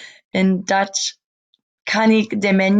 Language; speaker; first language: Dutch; non-native, learner; English